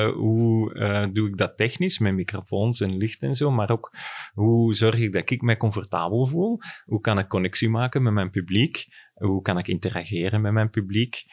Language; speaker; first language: Dutch; native; Dutch